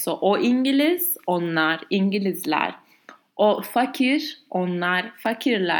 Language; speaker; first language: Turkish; non-native, learner; English